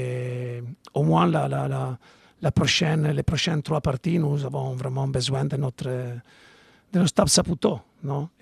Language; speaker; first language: French; non-native, learner; Italian